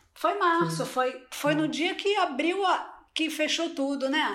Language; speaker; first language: Portuguese; non-native, local second language; Spanish